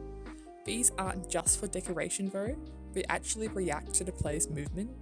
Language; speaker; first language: English; native; English